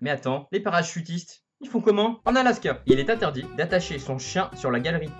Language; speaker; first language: French; native; French